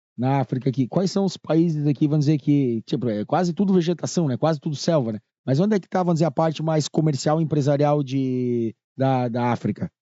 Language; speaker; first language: Portuguese; native; Portuguese